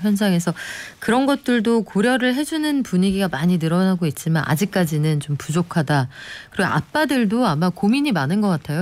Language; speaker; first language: Korean; native; Korean